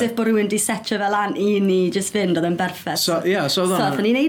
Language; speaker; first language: Welsh; native; Welsh